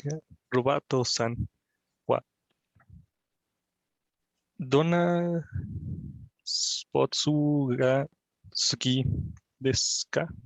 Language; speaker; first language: Japanese; non-native, learner; Spanish